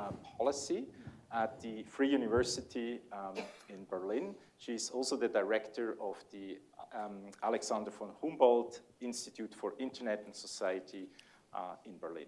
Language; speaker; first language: English; non-native, fluent; German